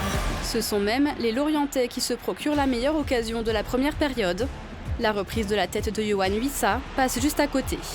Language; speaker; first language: French; native; French